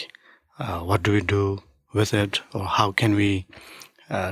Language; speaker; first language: English; non-native, local second language; Tibetan